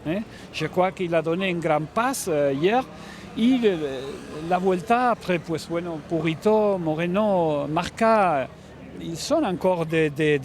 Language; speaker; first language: French; non-native, learner; Spanish